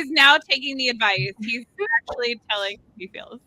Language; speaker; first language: English; native; English